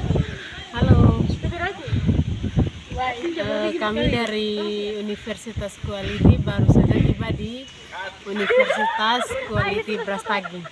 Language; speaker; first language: Indonesian; non-native, local second language; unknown